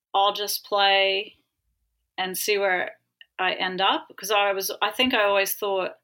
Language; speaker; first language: English; native; English